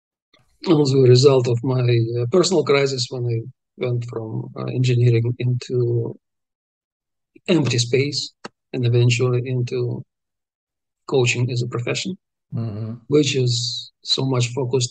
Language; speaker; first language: English; non-native, fluent; Russian